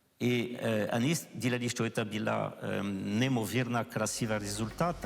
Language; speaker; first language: Ukrainian; non-native, learner; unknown